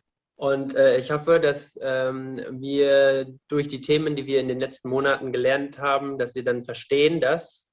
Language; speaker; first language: German; non-native, fluent; Indonesian